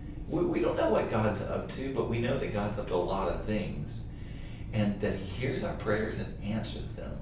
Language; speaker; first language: English; native; English